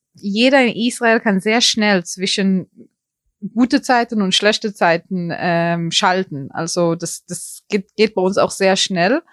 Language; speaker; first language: German; early bilingual, heritage; German